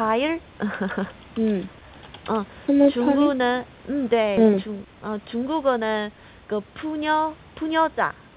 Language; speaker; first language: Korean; non-native, fluent; Chinese